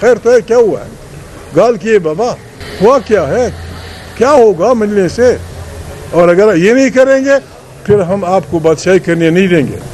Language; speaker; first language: Urdu; non-native, local second language; Pashto